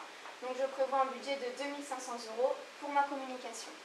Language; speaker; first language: French; native; French